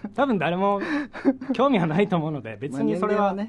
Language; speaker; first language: Japanese; native; Japanese